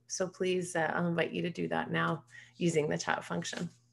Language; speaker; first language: English; native; English